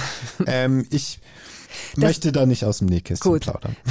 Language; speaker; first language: German; native; German